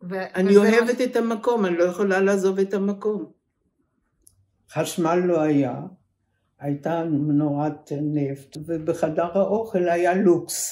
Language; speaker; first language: Hebrew; early bilingual, other home language; German